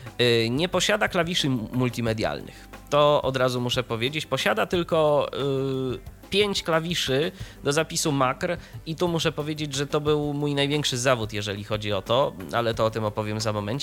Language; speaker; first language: Polish; native; Polish